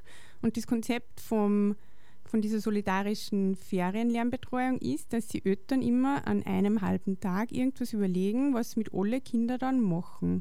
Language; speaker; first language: German; native; German